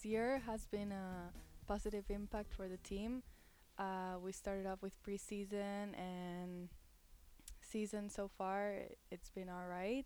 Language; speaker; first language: English; non-native, fluent; Spanish